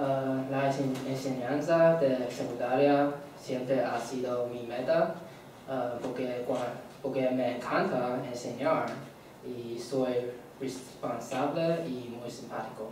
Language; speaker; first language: Spanish; non-native, learner; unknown